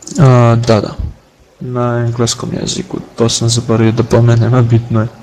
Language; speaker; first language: Serbian; native; Serbian